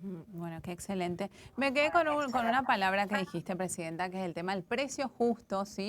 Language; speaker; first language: Spanish; native; Spanish